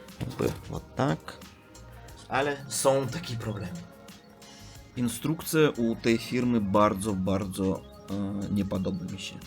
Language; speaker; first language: Polish; non-native, learner; Russian